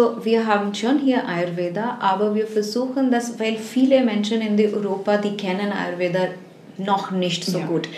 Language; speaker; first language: German; non-native, fluent; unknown